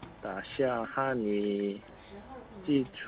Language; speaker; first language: Chinese; non-native, learner; Korean